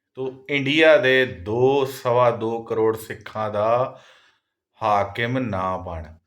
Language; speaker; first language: Hindi; non-native, local second language; Punjabi